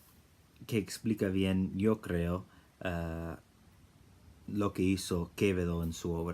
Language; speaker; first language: Spanish; non-native, fluent; English